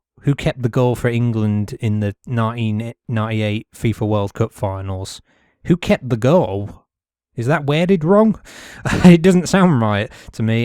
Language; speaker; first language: English; native; English